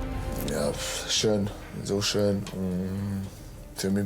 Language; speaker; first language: German; non-native, learner; French